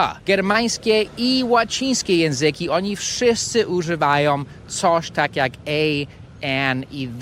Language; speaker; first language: Polish; non-native, fluent; English